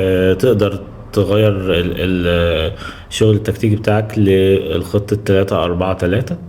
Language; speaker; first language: Arabic; native; Arabic